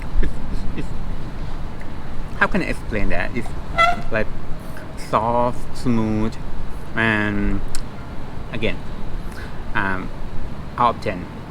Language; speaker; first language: English; non-native, fluent; Thai